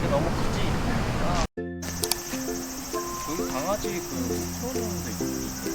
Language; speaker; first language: Korean; native; Korean